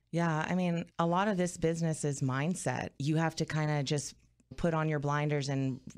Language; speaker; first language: English; native; English